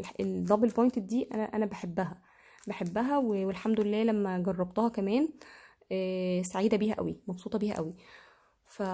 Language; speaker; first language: Arabic; native; Arabic